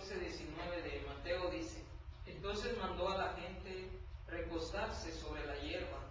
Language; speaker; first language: Spanish; native; Spanish